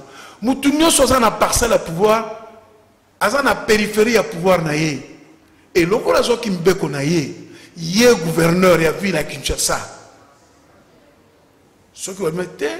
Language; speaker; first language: French; non-native, local second language; Lingala